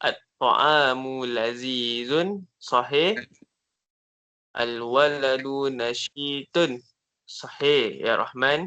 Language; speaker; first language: Arabic; non-native, learner; Malay